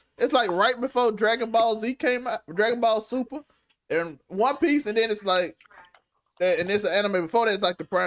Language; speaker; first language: English; native; English